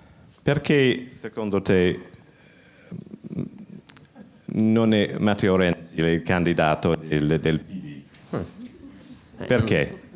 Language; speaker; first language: Italian; non-native, learner; English